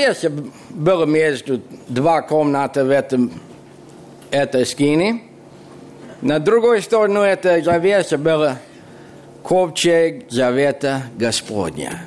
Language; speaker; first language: Russian; non-native, fluent; English